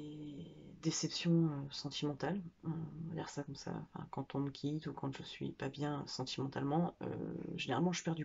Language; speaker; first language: French; native; French